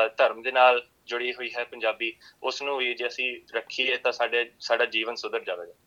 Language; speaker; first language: Punjabi; early bilingual, heritage; Punjabi